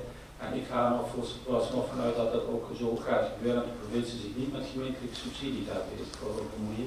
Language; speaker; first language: Dutch; native; Dutch